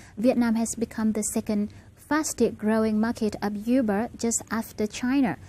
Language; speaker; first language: English; non-native, fluent; Vietnamese